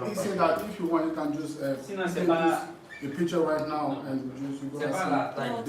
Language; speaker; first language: English; non-native, fluent; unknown